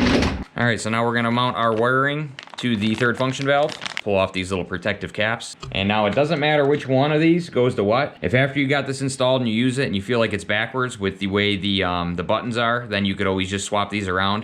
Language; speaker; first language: English; native; English